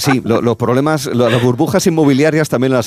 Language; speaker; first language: Spanish; native; Spanish